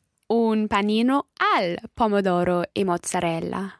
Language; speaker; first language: Italian; non-native, learner; English